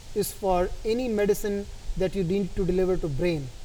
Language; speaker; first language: English; non-native, local second language; Hindi